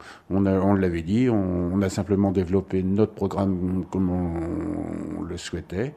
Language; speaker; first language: French; native; French